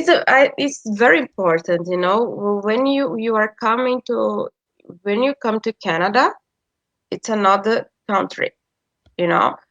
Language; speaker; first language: English; non-native, fluent; Portuguese